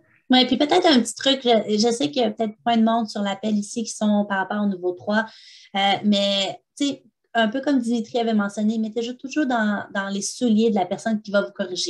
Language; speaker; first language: French; native; French